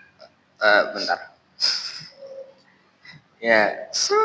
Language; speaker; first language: English; non-native, learner; Indonesian